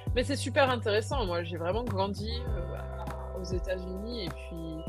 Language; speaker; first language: French; native; French